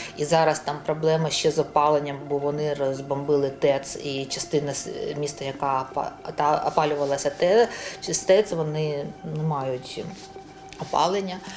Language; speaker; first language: Ukrainian; non-native, local second language; Russian